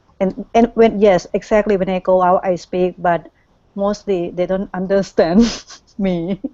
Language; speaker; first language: English; non-native, learner; Thai